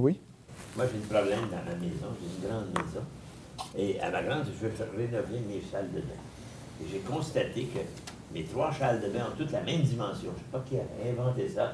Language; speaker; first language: French; native; French